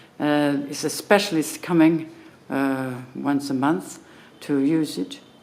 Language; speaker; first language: English; non-native, fluent; French